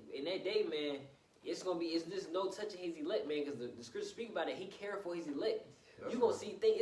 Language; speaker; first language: English; native; English